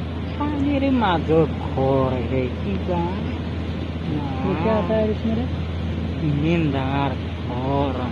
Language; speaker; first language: Hindi; non-native, local second language; Assamese